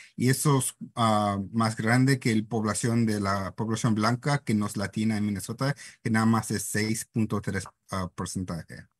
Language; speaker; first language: Spanish; non-native, fluent; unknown